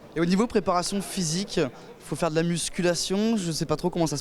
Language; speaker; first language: French; native; French